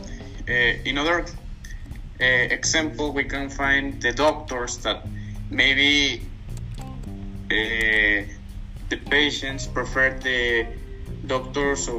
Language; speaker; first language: English; non-native, learner; Spanish